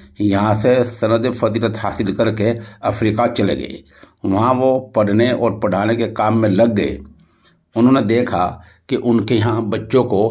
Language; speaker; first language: Urdu; native; Urdu